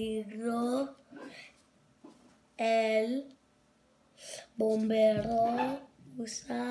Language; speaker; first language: Spanish; non-native, learner; English